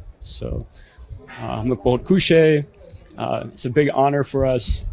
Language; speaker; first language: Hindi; non-native, learner; English